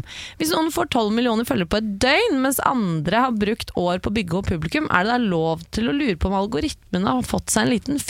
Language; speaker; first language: Norwegian; native; Norwegian